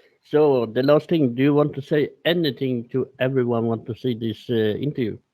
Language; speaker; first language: English; non-native, learner; Swedish